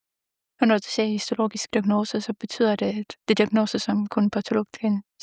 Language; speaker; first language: Danish; non-native, fluent; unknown